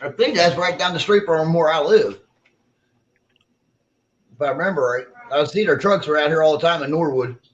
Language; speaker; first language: English; native; English